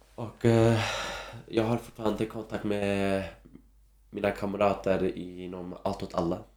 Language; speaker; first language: Swedish; non-native, fluent; Turkish